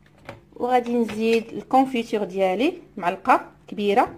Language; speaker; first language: Arabic; native; Arabic